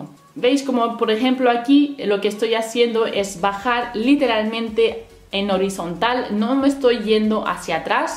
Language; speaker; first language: Spanish; native; Spanish